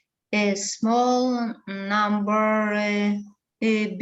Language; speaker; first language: English; non-native, learner; Russian